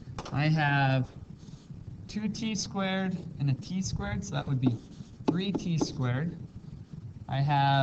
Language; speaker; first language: English; native; English